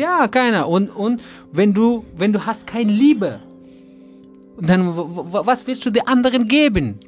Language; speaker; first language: German; non-native, learner; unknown